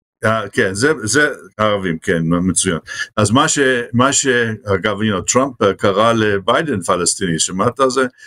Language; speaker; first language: Hebrew; non-native, fluent; English